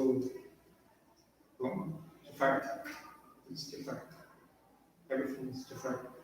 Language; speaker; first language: English; non-native, learner; Portuguese